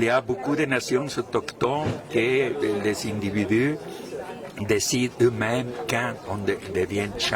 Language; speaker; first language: French; non-native, fluent; Spanish